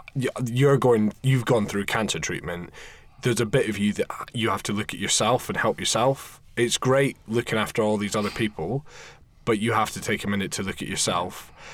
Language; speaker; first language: English; native; English